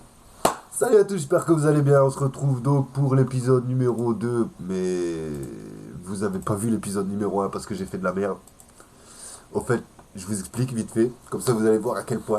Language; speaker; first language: French; native; French